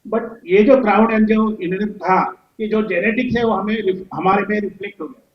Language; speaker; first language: Hindi; non-native, local second language; Marathi